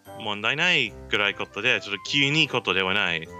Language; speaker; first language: Japanese; non-native, learner; English